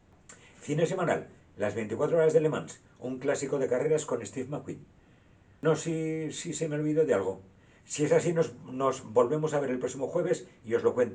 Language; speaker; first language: Spanish; native; Spanish